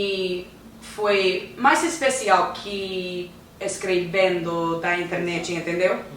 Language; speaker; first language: Portuguese; non-native, learner; English